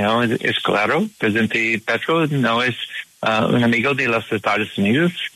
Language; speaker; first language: Spanish; non-native, learner; English